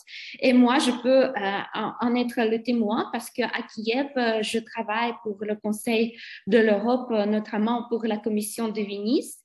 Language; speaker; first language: French; non-native, fluent; Ukrainian